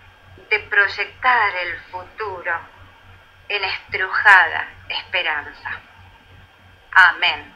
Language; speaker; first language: Spanish; native; Spanish